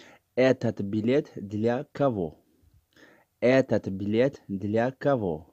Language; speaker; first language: Russian; non-native, local second language; Tajik